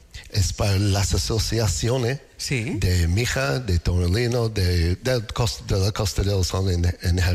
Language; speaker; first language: Spanish; non-native, learner; English